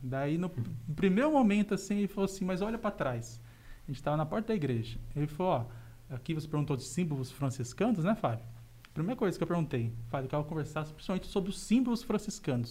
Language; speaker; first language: Portuguese; native; Portuguese